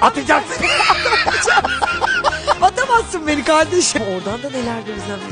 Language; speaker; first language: Turkish; native; Turkish